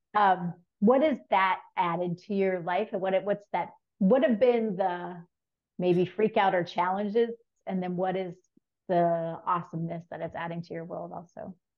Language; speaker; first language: English; native; English